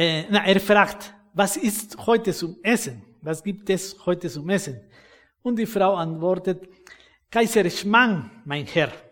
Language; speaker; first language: German; non-native, fluent; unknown